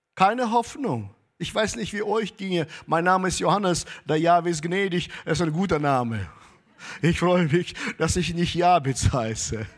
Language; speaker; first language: German; early bilingual, heritage; German